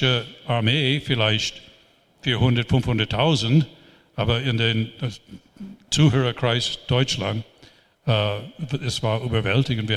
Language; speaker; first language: German; non-native, fluent; English